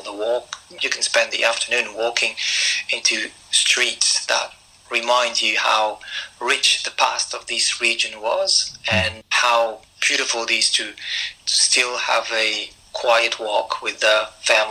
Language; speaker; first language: English; non-native, fluent; French